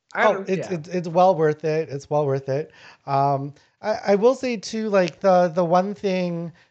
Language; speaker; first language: English; non-native, fluent; Lao